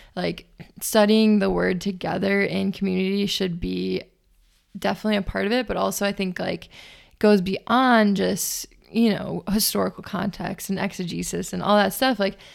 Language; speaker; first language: English; native; English